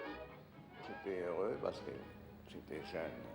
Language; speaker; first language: French; non-native, fluent; German